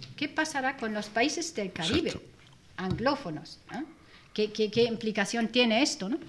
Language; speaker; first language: Spanish; non-native, fluent; German